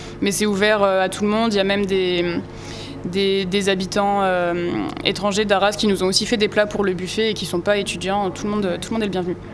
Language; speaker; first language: French; native; French